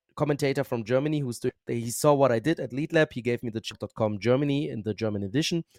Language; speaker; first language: English; non-native, fluent; German